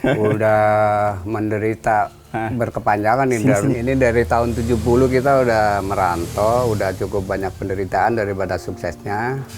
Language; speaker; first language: Indonesian; non-native, local second language; Javanese